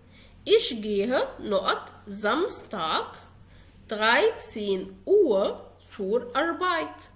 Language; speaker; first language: German; non-native, fluent; Arabic